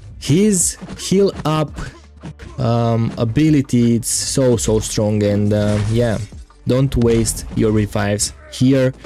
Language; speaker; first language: English; non-native, fluent; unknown